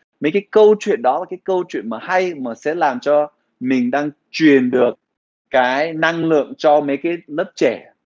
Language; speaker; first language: Vietnamese; early bilingual, heritage; Vietnamese